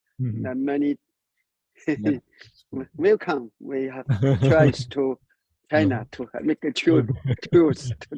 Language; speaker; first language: English; non-native, learner; Chinese